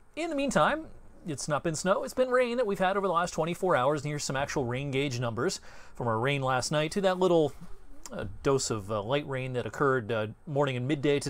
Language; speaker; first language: English; native; English